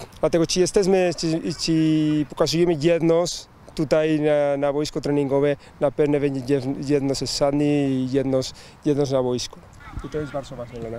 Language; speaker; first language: Polish; non-native, learner; Spanish